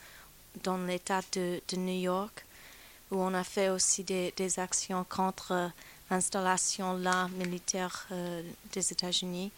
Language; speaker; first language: French; non-native, fluent; English